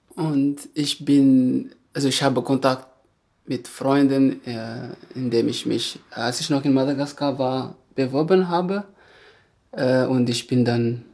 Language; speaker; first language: German; non-native, fluent; Malagasy